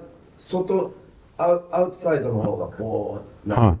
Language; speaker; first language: Japanese; native; Japanese